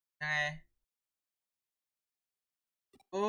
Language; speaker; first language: Thai; native; Thai